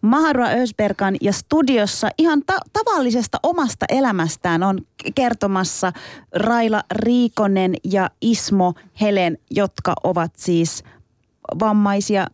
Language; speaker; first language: Finnish; early bilingual, other home language; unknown